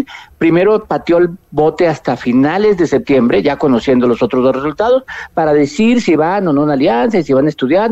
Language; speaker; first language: Spanish; native; Spanish